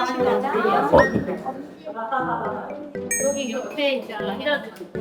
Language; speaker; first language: Korean; native; Korean